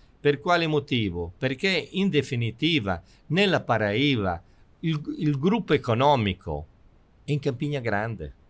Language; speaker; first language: Italian; native; Italian